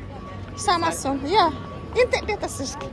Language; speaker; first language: Swedish; non-native, learner; Russian